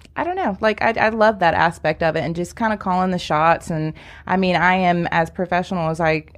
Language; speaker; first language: English; native; English